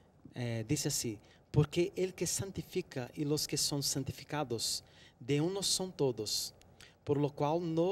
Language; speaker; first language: Spanish; non-native, fluent; Portuguese